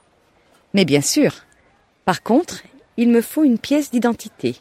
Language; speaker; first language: French; native; French